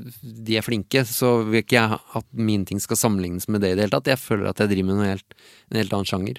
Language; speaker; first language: Norwegian; native; Norwegian